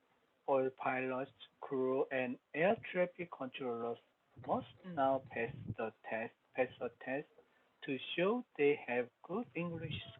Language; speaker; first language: English; non-native, learner; Korean